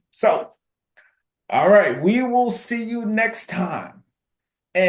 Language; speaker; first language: English; native; English